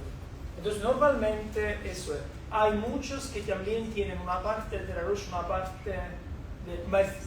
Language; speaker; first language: Spanish; non-native, fluent; Portuguese